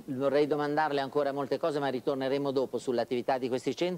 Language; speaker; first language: Italian; native; Italian